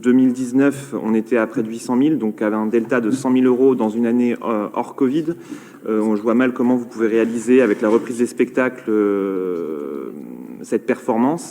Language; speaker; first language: French; native; French